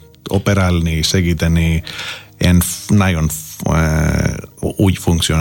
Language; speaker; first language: Hungarian; non-native, learner; Greek